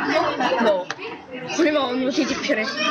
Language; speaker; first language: Welsh; native; Welsh